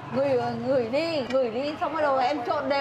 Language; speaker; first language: Vietnamese; native; Vietnamese